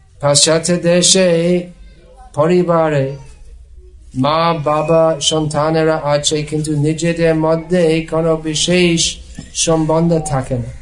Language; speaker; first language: Bangla; non-native, fluent; English